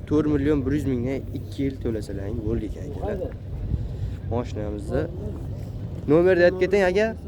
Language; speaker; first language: Uzbek; native; Uzbek